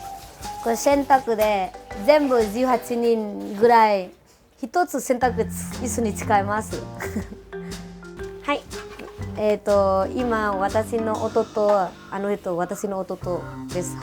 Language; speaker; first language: Japanese; non-native, learner; Vietnamese